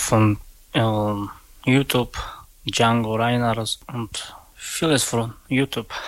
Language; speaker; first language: German; non-native, learner; Slovak